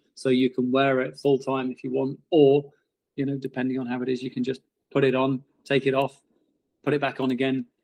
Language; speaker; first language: English; native; English